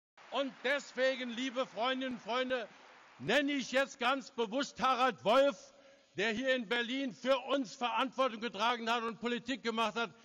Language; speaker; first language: German; native; German